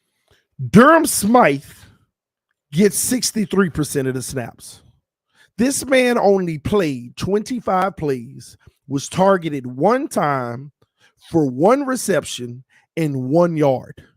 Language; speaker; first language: English; native; English